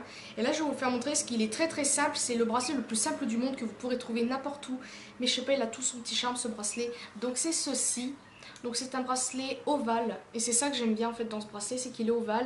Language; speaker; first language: French; native; French